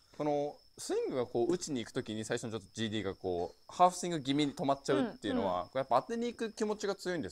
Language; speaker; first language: Japanese; native; Japanese